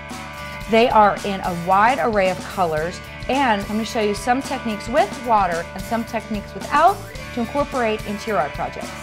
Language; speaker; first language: English; native; English